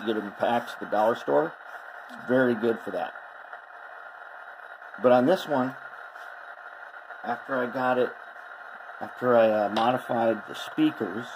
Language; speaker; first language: English; native; English